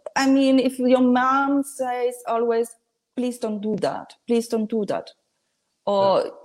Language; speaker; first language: English; non-native, learner; Spanish